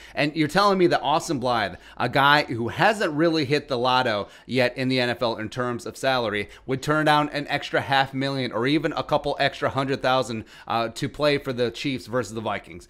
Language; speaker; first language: English; native; English